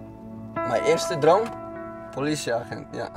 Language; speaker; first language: Dutch; non-native, learner; Polish